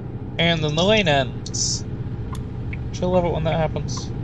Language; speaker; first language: English; native; English